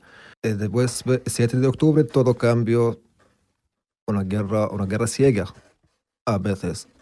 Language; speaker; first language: Spanish; non-native, learner; Arabic